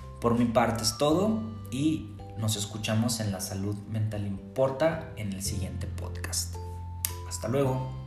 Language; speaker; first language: Spanish; native; Spanish